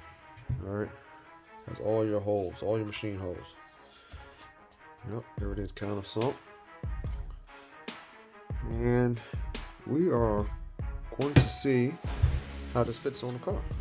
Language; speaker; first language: English; native; English